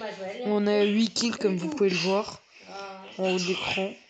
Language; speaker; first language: French; native; French